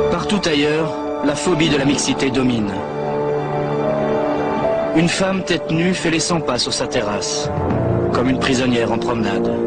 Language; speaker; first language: French; native; French